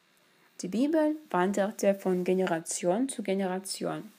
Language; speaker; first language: German; non-native, fluent; Russian